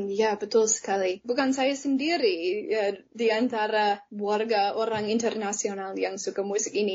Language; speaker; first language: Indonesian; non-native, fluent; English